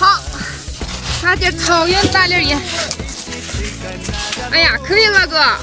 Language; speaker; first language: Chinese; native; Chinese